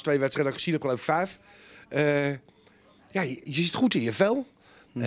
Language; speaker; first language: Dutch; native; Dutch